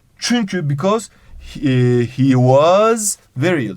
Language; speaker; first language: English; non-native, fluent; Turkish